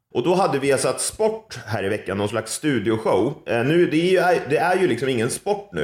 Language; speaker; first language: Swedish; native; Swedish